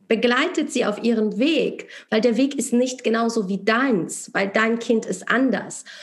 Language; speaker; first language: German; non-native, fluent; Polish